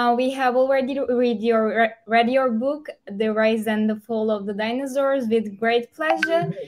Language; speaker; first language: English; non-native, fluent; Turkish